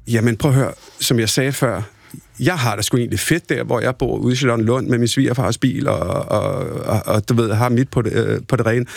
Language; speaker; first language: Danish; early bilingual, other home language; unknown